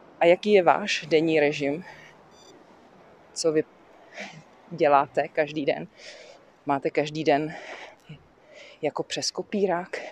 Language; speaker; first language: Czech; native; Czech